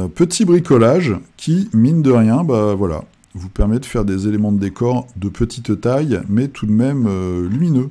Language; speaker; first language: French; native; French